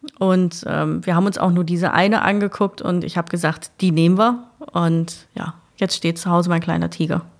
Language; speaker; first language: German; native; German